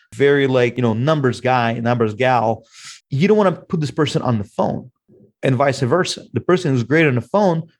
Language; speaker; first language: English; non-native, fluent; Russian